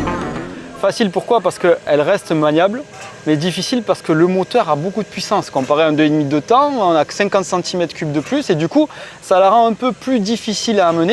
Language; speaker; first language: French; native; French